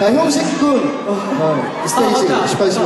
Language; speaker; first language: Japanese; non-native, learner; Korean